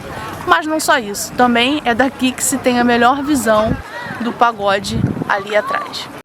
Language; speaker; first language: Portuguese; native; Portuguese